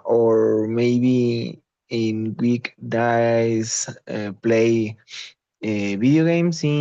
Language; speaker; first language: English; non-native, learner; Spanish